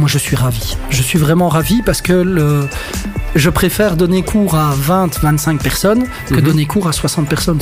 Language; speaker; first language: French; native; French